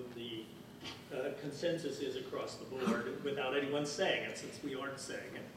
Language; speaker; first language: English; native; English